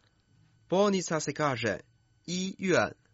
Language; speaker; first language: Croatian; non-native, fluent; Chinese